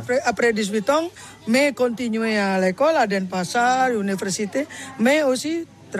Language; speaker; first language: French; non-native, learner; Balinese